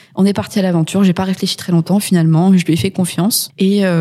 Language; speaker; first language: French; native; French